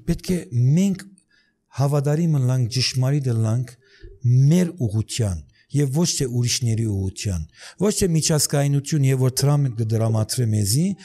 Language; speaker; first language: Armenian; early bilingual, heritage; Armenian